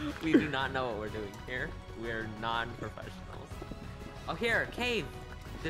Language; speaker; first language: English; native; English